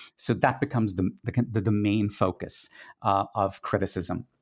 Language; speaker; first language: English; non-native, local second language; Tamil